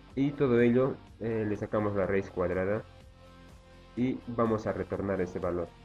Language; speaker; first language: Spanish; native; Spanish